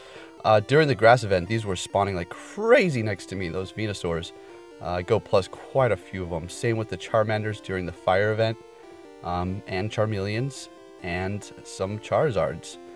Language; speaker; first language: English; native; English